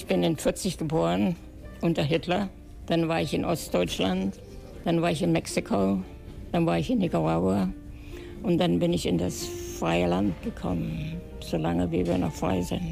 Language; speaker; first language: German; native; German